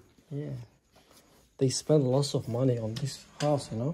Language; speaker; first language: English; non-native, learner; Turkish